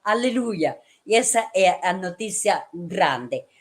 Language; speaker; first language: Portuguese; non-native, fluent; Italian